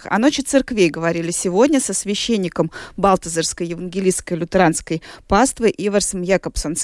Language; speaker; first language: Russian; native; Russian